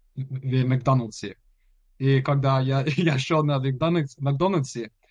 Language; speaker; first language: Russian; non-native, learner; English